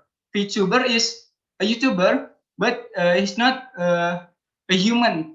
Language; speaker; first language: English; non-native, learner; Indonesian